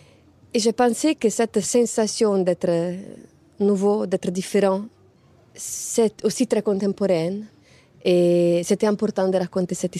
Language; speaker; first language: French; non-native, fluent; Italian